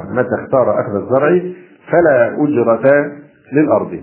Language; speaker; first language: Arabic; native; Arabic